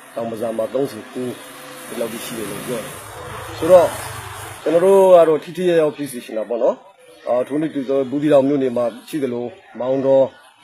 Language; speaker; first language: Burmese; native; Burmese